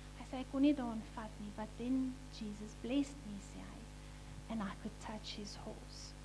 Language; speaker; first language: English; non-native, local second language; Afrikaans